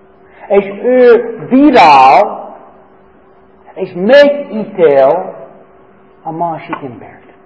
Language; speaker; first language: Hungarian; non-native, fluent; English